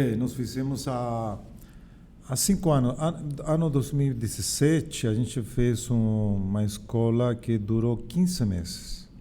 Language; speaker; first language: Portuguese; non-native, fluent; Spanish